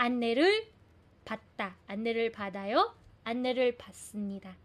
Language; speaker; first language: Korean; non-native, fluent; Filipino